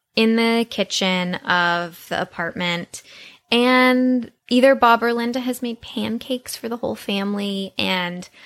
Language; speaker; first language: English; native; English